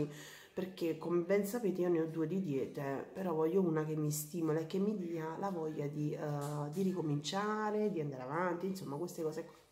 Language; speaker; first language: Italian; native; Italian